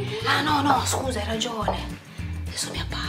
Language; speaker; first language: Italian; native; Italian